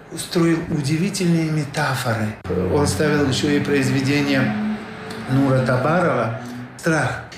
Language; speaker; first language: Russian; non-native, local second language; Tajik